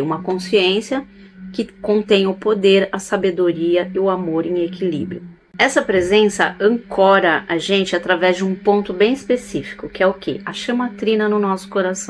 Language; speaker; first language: Portuguese; native; Portuguese